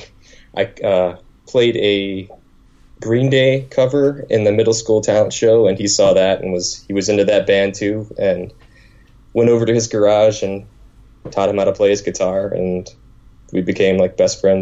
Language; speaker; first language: English; native; English